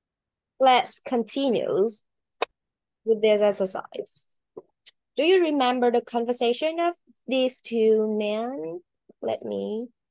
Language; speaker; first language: English; non-native, learner; Vietnamese